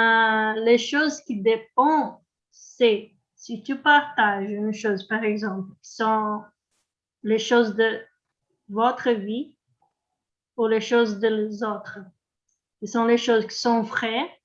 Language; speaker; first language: French; non-native, learner; Portuguese